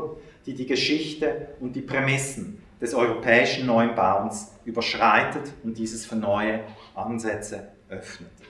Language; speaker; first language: German; native; German